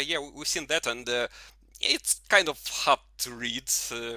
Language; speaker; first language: English; non-native, fluent; Russian